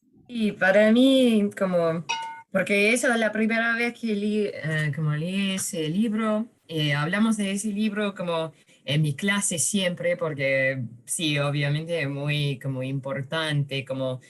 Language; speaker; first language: Spanish; early bilingual, heritage; Spanish